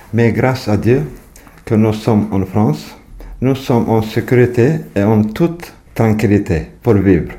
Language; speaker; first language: French; non-native, learner; Albanian